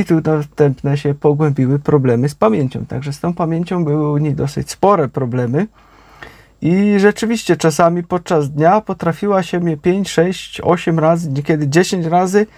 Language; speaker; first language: Polish; native; Polish